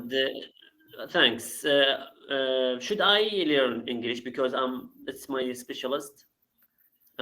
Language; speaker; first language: English; non-native, learner; Arabic